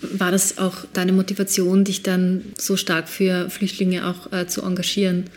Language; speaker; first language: German; native; German